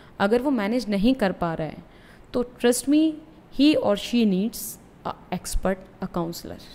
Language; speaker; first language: Hindi; native; Hindi